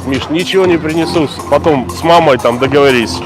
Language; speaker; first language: Russian; native; Russian